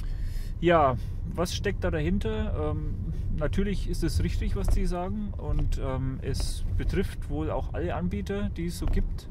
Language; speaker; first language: German; native; German